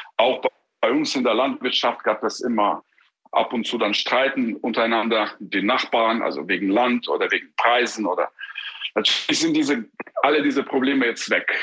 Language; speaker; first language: German; non-native, fluent; Ukrainian